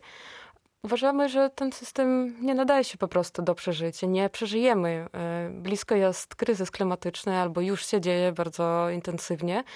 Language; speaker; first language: Polish; non-native, fluent; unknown